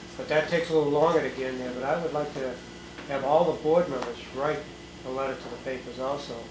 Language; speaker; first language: English; native; English